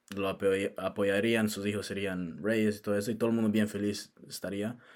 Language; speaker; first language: Spanish; non-native, fluent; English